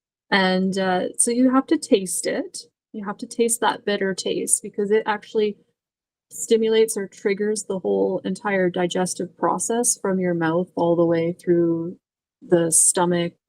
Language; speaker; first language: English; native; English